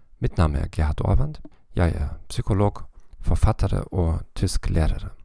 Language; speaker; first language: Norwegian; non-native, learner; German